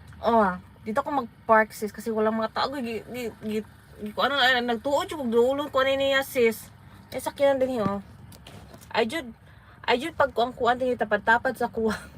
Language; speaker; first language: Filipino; non-native, local second language; Waray